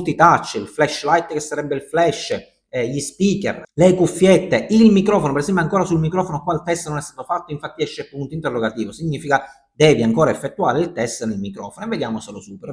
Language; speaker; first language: Italian; native; Italian